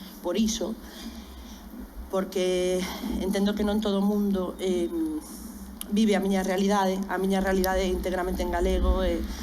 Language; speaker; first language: Galician; non-native, local second language; Spanish